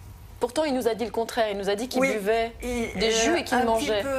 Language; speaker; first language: French; native; French